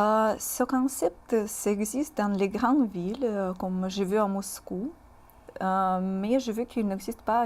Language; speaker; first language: French; non-native, fluent; Russian